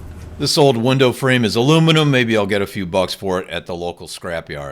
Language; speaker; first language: English; native; English